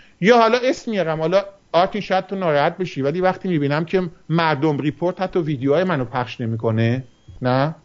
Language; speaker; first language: Persian; early bilingual, heritage; Persian